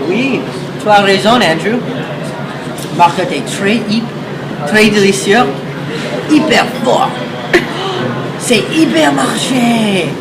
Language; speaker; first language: French; non-native, learner; English